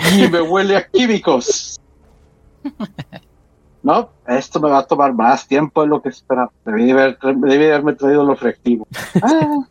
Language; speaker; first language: Spanish; native; Spanish